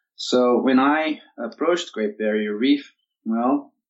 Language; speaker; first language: English; non-native, fluent; Turkish